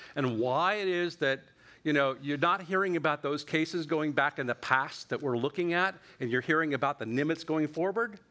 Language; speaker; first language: English; native; English